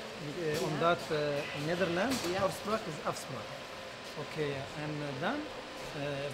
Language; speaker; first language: Dutch; non-native, learner; Arabic